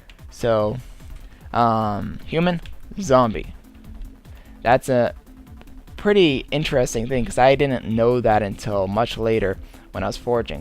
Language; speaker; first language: English; native; English